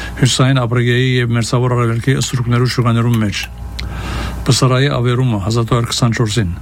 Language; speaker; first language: Armenian; early bilingual, heritage; Armenian